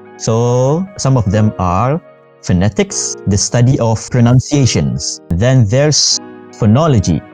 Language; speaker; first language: English; non-native, fluent; Malay